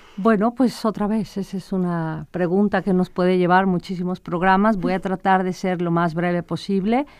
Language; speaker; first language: Spanish; native; Spanish